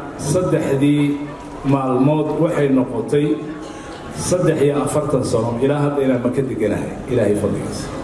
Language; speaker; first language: Somali; early bilingual, heritage; Somali